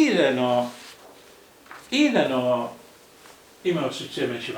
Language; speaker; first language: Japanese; non-native, fluent; Arabic